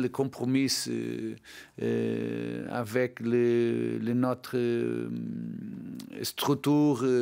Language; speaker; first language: French; non-native, learner; Portuguese